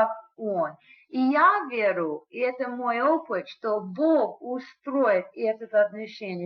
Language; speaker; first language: Russian; non-native, learner; English